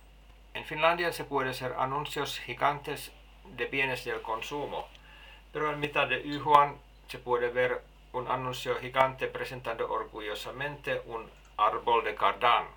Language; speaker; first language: Spanish; non-native, learner; Finnish